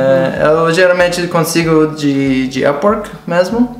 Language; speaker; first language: Portuguese; non-native, fluent; English